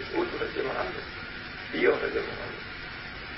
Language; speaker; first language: German; non-native, learner; Vietnamese